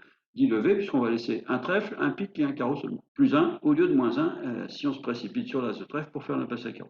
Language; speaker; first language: French; native; French